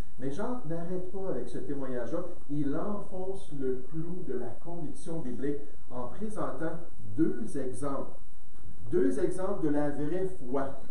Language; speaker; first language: French; native; French